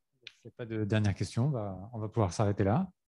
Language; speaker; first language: French; native; French